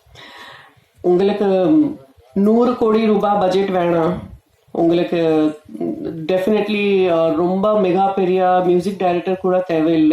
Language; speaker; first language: Tamil; non-native, fluent; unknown